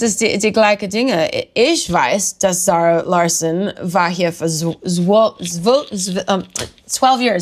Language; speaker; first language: German; non-native, learner; English